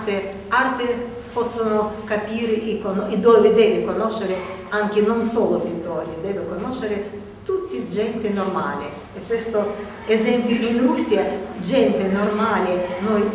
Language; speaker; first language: Italian; non-native, learner; Russian